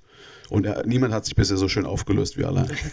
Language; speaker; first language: German; native; German